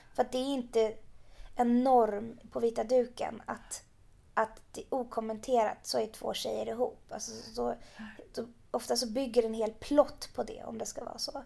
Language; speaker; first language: Swedish; early bilingual, other home language; Persian